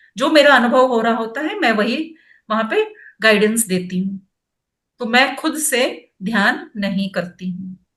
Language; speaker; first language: Hindi; non-native, local second language; Kannada